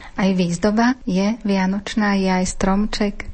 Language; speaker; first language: Slovak; native; Slovak